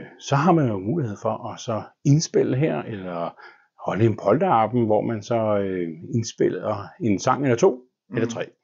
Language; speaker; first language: Danish; native; Danish